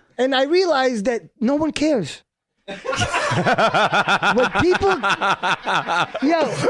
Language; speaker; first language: English; early bilingual, other home language; Hebrew